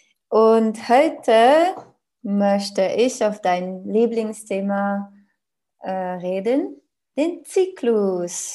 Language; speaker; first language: German; non-native, learner; French